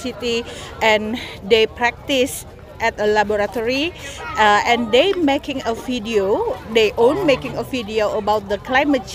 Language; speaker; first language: English; non-native, learner; Indonesian